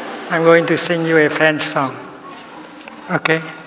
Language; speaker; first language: English; non-native, fluent; Vietnamese